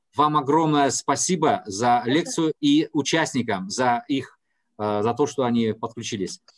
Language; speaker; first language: Russian; non-native, local second language; Tajik